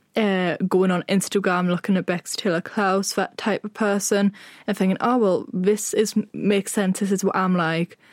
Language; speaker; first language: English; native; English